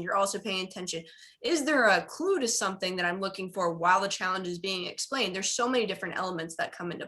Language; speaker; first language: English; native; English